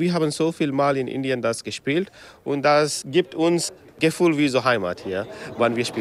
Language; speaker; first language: German; non-native, learner; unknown